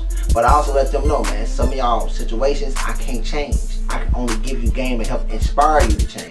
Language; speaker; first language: English; native; English